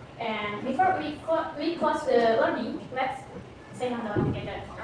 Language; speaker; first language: English; non-native, learner; Indonesian